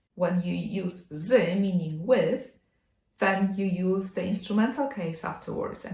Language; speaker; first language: English; non-native, fluent; Polish